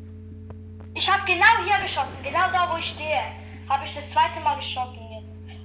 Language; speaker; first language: German; non-native, fluent; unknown